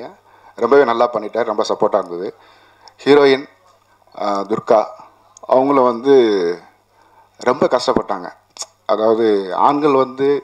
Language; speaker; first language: Tamil; native; Tamil